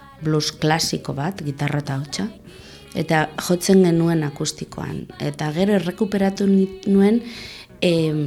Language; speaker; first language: Basque; non-native, local second language; Spanish